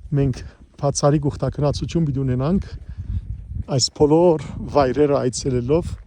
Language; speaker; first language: Armenian; early bilingual, heritage; Armenian